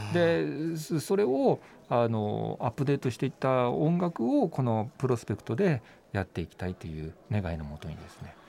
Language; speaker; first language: Japanese; native; Japanese